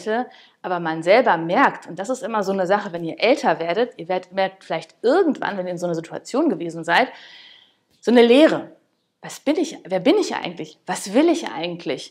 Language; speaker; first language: German; native; German